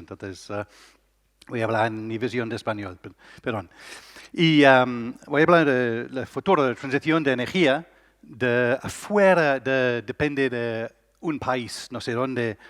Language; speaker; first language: Spanish; non-native, learner; English